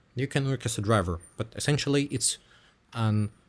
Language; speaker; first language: English; early bilingual, other home language; Russian